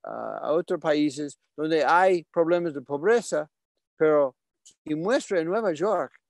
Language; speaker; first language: Spanish; non-native, fluent; English